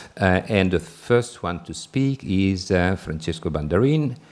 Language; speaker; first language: English; non-native, fluent; Italian